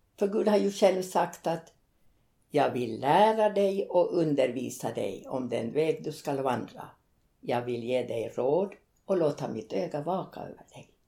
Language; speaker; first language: Swedish; native; Swedish